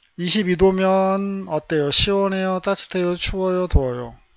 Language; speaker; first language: Korean; native; Korean